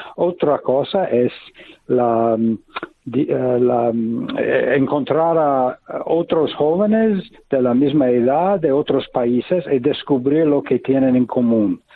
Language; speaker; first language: Spanish; non-native, fluent; English